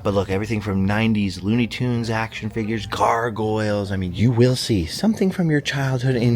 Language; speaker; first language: English; native; English